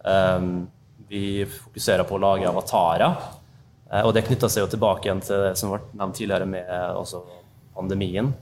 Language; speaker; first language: Norwegian; native; Norwegian